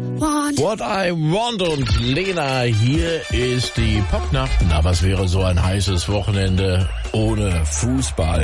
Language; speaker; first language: German; native; German